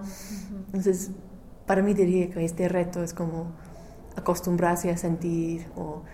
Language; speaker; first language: Spanish; non-native, fluent; English